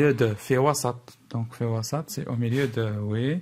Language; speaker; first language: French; non-native, local second language; Arabic